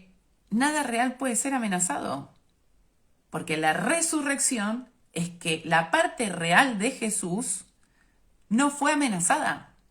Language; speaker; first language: Spanish; native; Spanish